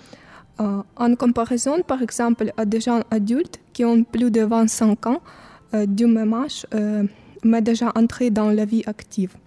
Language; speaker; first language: French; non-native, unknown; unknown